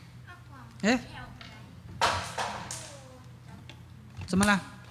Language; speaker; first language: Chinese; native; Chinese